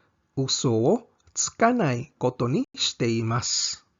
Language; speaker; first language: Japanese; non-native, fluent; English